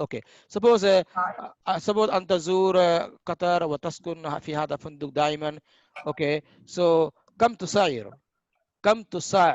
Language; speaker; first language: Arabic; non-native, fluent; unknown